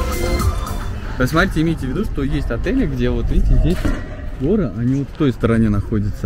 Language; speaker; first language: Russian; native; Russian